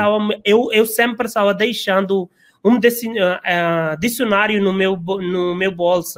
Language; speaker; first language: Portuguese; non-native, learner; Hindi